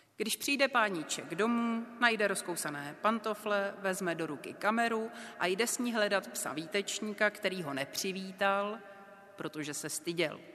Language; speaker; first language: Czech; native; Czech